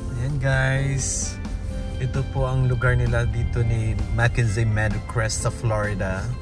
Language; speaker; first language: Filipino; native; Filipino